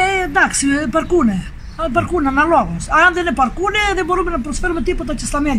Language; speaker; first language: Greek; native; Greek